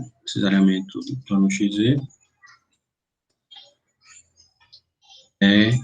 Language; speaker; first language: Portuguese; native; Portuguese